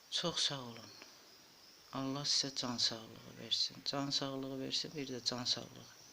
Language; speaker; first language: Azerbaijani; native; Azerbaijani